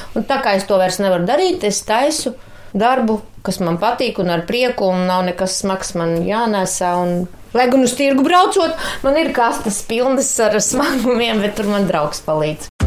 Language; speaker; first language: Latvian; native; Latvian